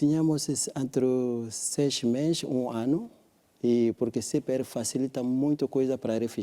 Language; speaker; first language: Portuguese; non-native, learner; French